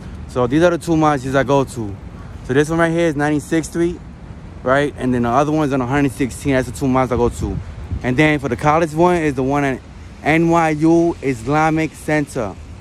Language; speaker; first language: English; early bilingual, other home language; Spanish